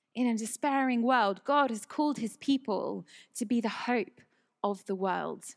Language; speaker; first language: English; native; English